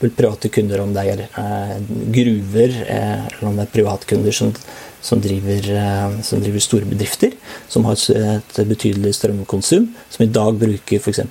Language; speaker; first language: Norwegian; native; Norwegian